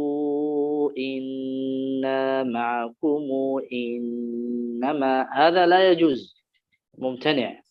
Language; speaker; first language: Arabic; native; Arabic